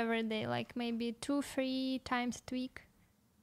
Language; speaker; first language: English; non-native, learner; Russian